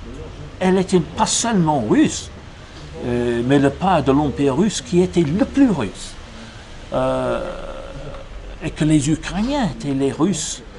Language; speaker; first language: French; non-native, fluent; English